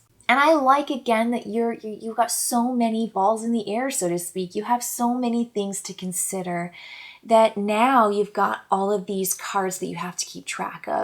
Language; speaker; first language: English; native; English